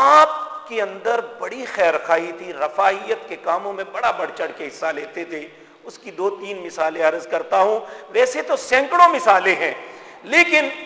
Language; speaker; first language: Urdu; non-native, local second language; Punjabi